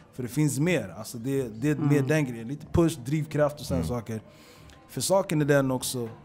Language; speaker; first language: Swedish; early bilingual, other home language; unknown